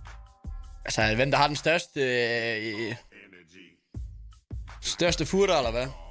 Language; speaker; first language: Danish; native; Danish